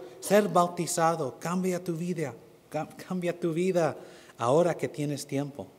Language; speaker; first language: Spanish; non-native, fluent; English